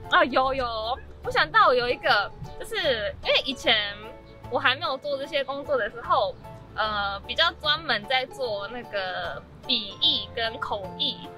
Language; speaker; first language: Chinese; non-native, fluent; Japanese